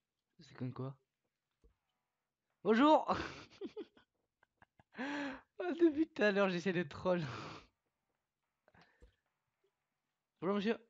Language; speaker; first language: French; native; French